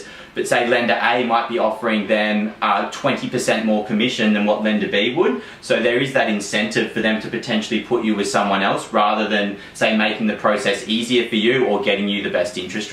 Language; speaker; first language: English; native; English